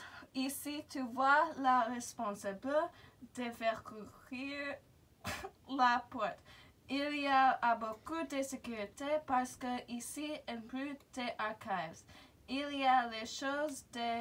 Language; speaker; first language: French; non-native, learner; English